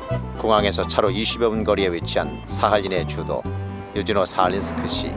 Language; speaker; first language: Korean; native; Korean